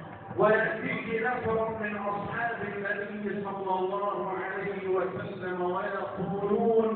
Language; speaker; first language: Arabic; native; Arabic